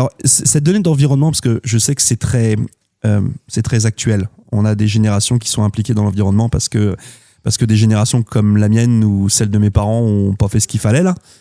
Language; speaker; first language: French; native; French